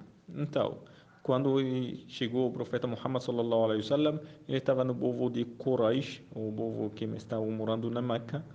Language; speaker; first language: Portuguese; non-native, fluent; Arabic